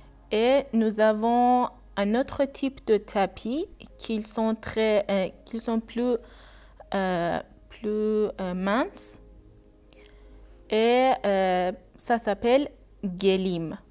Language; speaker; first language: French; non-native, learner; Persian